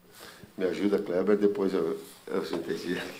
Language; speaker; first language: Portuguese; native; Portuguese